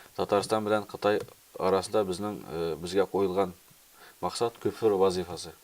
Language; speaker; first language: Tatar; early bilingual, heritage; Tatar